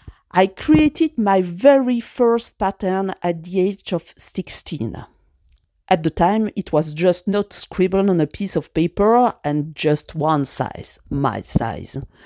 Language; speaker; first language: English; non-native, fluent; French